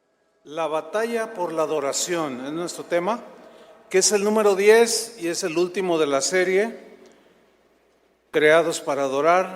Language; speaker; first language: Spanish; native; Spanish